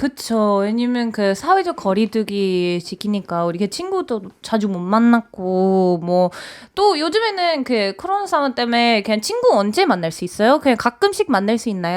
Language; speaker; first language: Korean; non-native, fluent; English